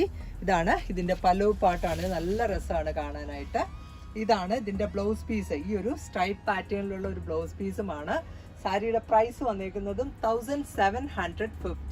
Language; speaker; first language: Malayalam; native; Malayalam